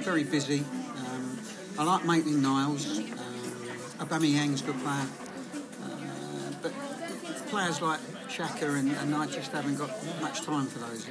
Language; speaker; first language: English; native; English